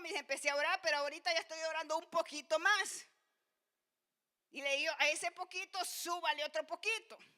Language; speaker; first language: Spanish; native; Spanish